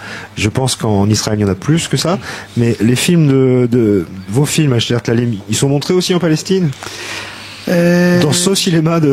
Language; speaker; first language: French; native; French